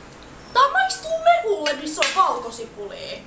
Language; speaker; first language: Finnish; native; Finnish